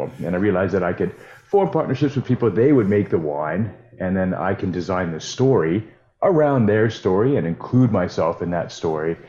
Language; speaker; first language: English; native; English